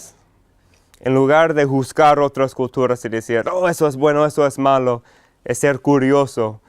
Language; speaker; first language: Spanish; non-native, fluent; English